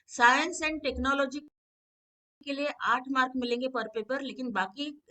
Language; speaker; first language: Hindi; non-native, local second language; Marathi